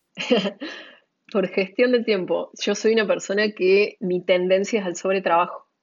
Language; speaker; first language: Spanish; native; Spanish